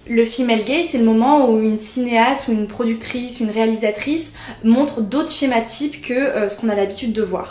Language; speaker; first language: French; native; French